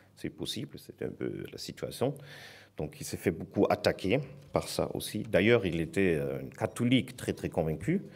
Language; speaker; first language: French; non-native, fluent; German